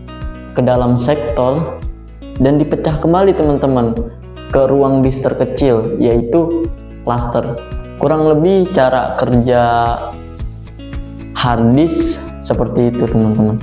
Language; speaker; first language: Indonesian; native; Indonesian